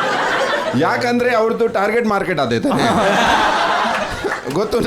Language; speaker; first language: Kannada; non-native, learner; Punjabi